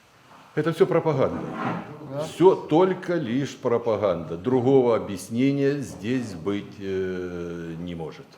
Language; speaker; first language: Russian; native; Russian